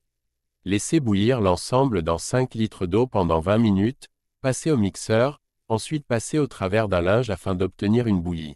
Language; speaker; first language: French; native; French